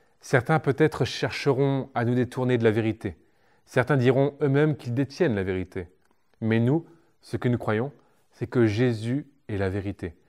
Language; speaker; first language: French; native; French